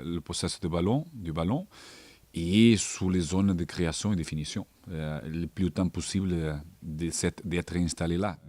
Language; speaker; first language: French; non-native, learner; Portuguese